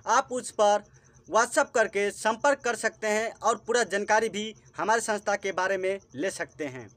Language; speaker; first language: Hindi; native; Hindi